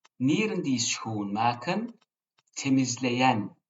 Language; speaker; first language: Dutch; non-native, fluent; Turkish